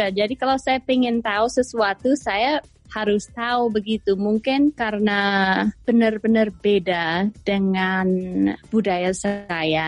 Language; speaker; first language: Indonesian; non-native, fluent; English